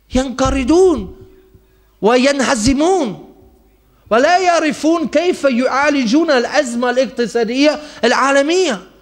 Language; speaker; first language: Arabic; non-native, fluent; German